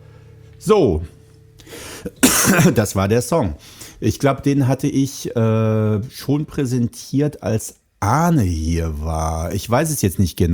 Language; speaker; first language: German; native; German